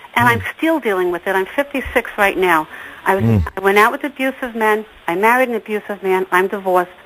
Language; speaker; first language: English; native; English